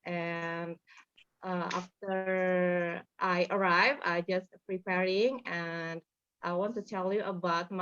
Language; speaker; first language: English; non-native, learner; Indonesian